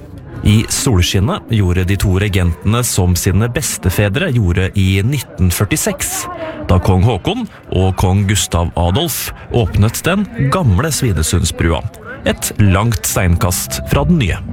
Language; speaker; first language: Norwegian; native; Norwegian